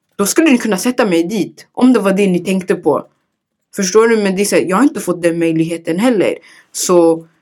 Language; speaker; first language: Swedish; early bilingual, other home language; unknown